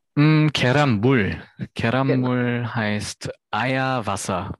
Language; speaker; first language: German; non-native, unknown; Korean